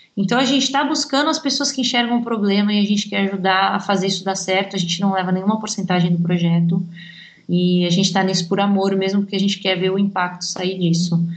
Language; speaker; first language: Portuguese; native; Portuguese